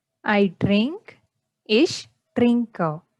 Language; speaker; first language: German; non-native, learner; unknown